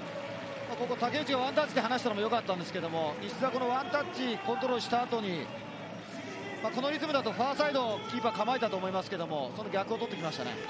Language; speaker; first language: Japanese; native; Japanese